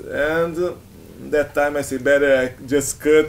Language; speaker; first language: English; non-native, learner; Portuguese